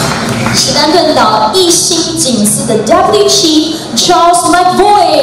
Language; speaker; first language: Chinese; native; Chinese